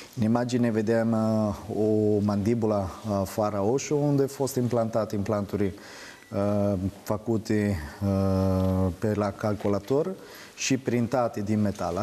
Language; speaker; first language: Romanian; non-native, learner; Italian